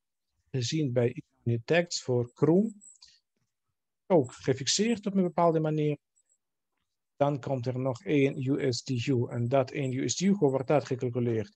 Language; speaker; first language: Dutch; non-native, fluent; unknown